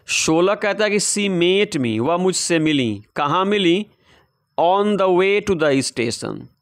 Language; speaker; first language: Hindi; native; Hindi